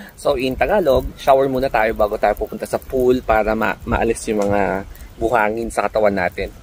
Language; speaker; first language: Filipino; non-native, local second language; Iloko